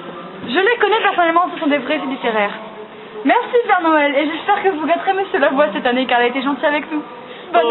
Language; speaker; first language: French; native; French